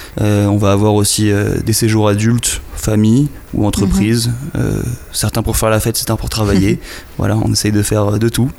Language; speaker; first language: French; native; French